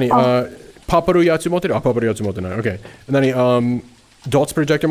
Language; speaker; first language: Japanese; non-native, learner; English